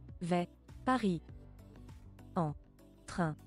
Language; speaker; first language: French; non-native, learner; English